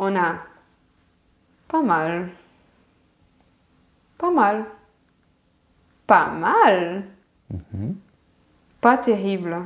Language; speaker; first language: French; non-native, fluent; Portuguese